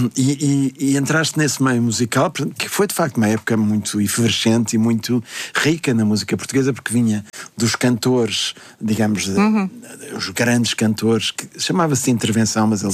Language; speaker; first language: Portuguese; native; Portuguese